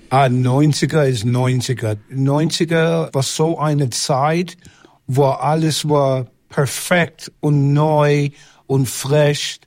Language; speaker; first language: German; non-native, fluent; English